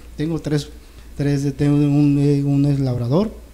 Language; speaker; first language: Spanish; non-native, local second language; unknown